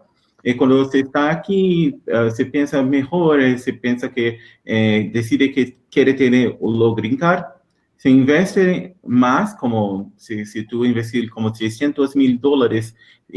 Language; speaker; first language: Spanish; non-native, learner; Portuguese